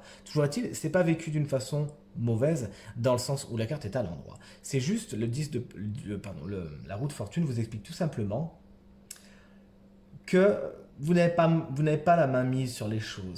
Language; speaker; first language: French; native; French